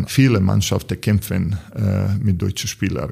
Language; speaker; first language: German; non-native, learner; Serbian